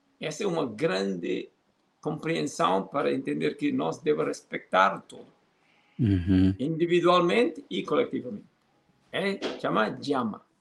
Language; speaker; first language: Portuguese; non-native, fluent; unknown